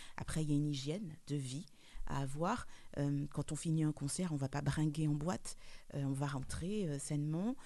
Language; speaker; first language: French; native; French